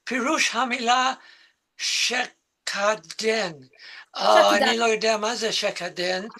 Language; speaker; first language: Hebrew; non-native, learner; English